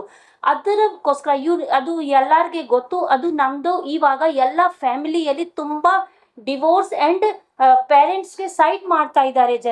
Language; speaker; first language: Kannada; non-native, local second language; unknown